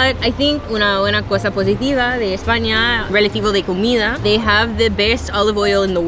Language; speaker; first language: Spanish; non-native, learner; English